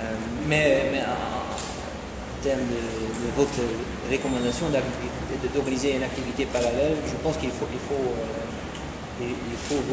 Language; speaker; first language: French; non-native, fluent; Dutch